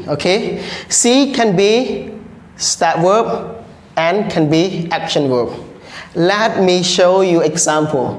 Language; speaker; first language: English; non-native, learner; Khmer